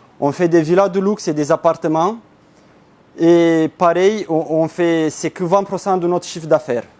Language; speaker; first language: French; non-native, fluent; Romanian